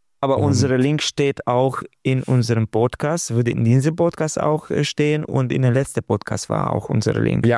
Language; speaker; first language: German; non-native, learner; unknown